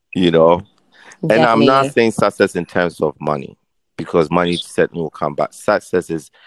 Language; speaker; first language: English; non-native, local second language; Akan